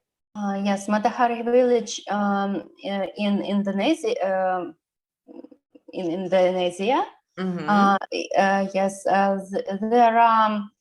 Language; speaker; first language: English; non-native, learner; Russian